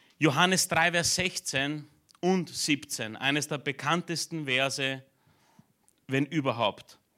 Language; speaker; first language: German; early bilingual, other home language; Romanian